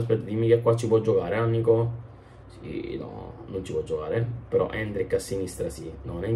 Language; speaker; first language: Italian; native; Italian